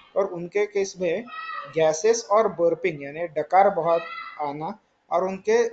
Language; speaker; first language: Hindi; non-native, local second language; Marathi